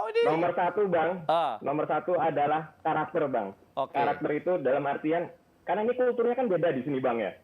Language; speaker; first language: Indonesian; native; Indonesian